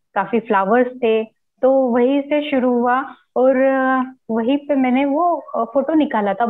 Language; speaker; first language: Hindi; non-native, local second language; Marathi